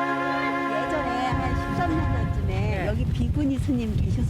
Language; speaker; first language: Korean; native; Korean